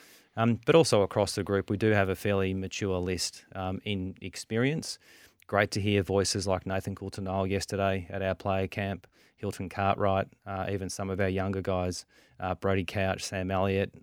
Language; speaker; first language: English; native; English